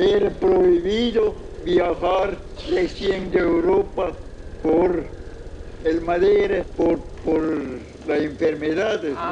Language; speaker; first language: Spanish; non-native, fluent; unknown